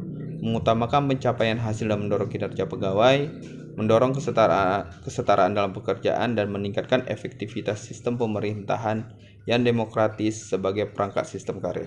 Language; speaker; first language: Indonesian; native; Indonesian